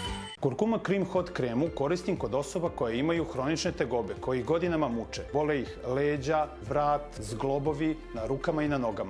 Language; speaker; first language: Bosnian; native; Bosnian